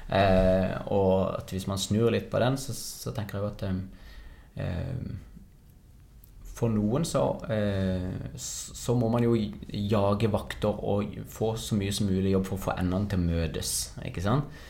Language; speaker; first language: Norwegian; native; Norwegian